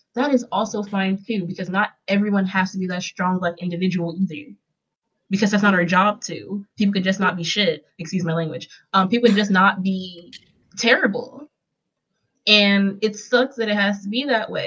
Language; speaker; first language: English; native; English